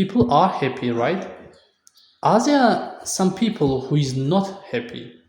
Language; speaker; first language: English; non-native, fluent; Tajik